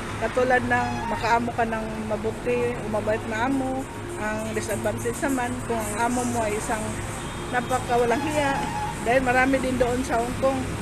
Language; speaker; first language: Filipino; non-native, local second language; Cebuano